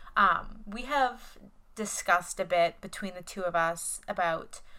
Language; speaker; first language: English; native; English